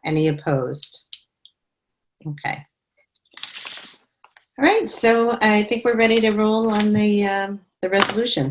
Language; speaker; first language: English; native; English